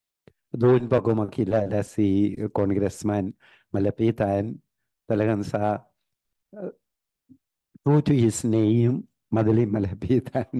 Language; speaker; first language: Filipino; non-native, fluent; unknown